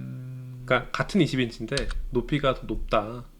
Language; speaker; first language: Korean; native; Korean